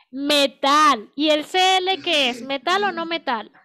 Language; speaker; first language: Spanish; native; Spanish